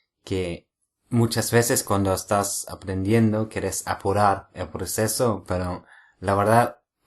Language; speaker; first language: Spanish; non-native, fluent; English